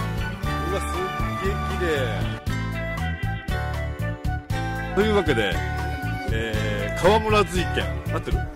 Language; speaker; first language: Japanese; native; Japanese